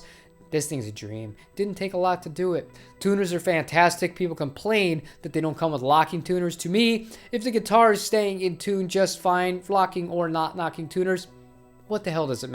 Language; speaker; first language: English; native; English